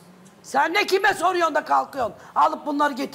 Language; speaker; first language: Turkish; native; Turkish